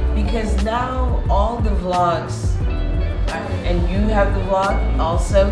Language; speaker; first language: English; native; English